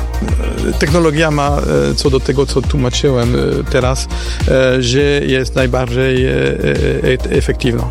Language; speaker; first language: Polish; non-native, fluent; French